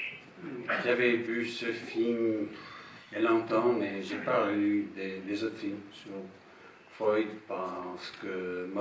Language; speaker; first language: French; non-native, fluent; English